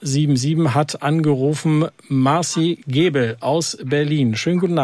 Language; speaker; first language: German; native; German